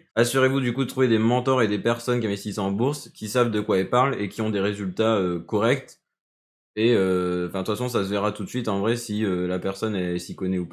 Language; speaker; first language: French; native; French